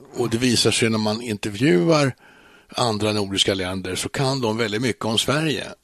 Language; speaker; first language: Swedish; native; Swedish